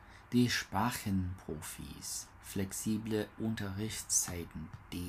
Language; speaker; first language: German; non-native, learner; English